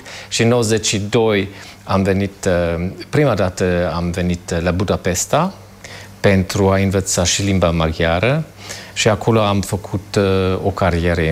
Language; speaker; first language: Romanian; non-native, fluent; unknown